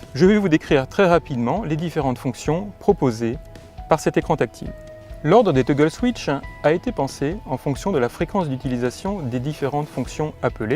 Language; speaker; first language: French; native; French